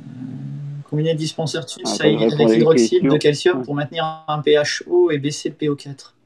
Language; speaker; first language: French; native; French